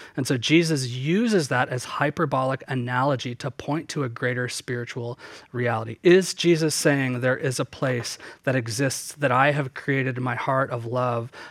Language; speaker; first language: English; native; English